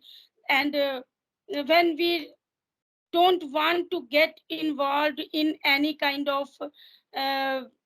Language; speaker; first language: English; non-native, fluent; Hindi